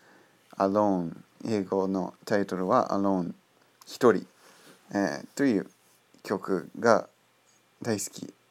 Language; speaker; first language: Japanese; non-native, fluent; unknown